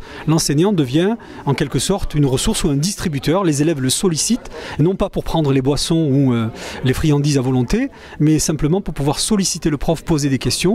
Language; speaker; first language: French; native; French